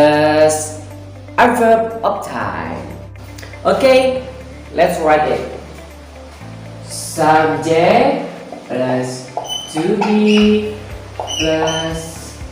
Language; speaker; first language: English; non-native, learner; Indonesian